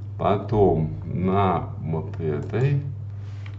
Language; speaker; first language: Russian; native; Russian